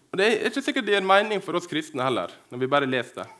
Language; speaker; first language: Norwegian; native; Norwegian